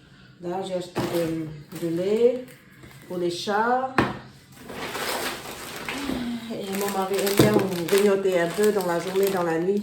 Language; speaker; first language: French; non-native, learner; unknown